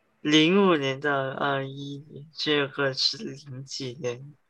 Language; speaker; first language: Chinese; early bilingual, heritage; Chinese